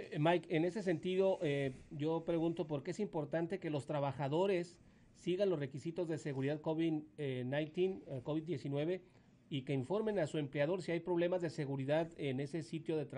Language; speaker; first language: Spanish; native; Spanish